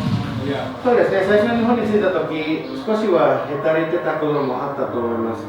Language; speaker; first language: Japanese; non-native, fluent; Indonesian